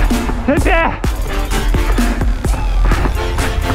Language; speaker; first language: Chinese; non-native, learner; Japanese